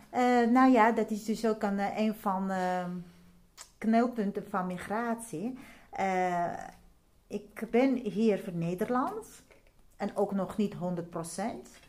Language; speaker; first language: Dutch; non-native, fluent; Armenian